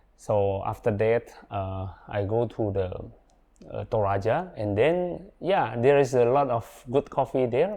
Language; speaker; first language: English; non-native, learner; Indonesian